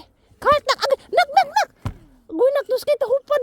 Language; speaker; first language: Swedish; non-native, learner; Cebuano